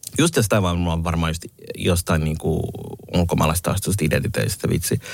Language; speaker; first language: Finnish; early bilingual, other home language; Somali